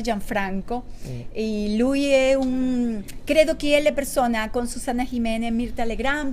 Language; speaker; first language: Italian; non-native, learner; Spanish